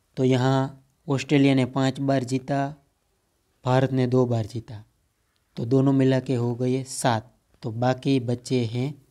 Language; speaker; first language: Hindi; non-native, local second language; Gujarati